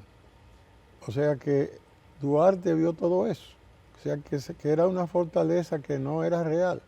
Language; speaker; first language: Spanish; native; Spanish